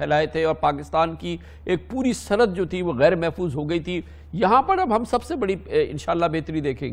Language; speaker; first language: Urdu; native; Urdu